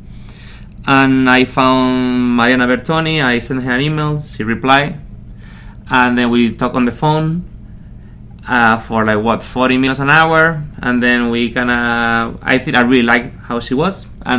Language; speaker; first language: English; non-native, fluent; Spanish